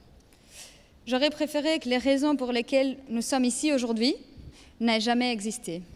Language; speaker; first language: French; native; French